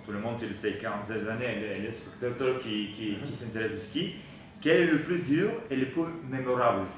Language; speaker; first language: French; non-native, learner; Bulgarian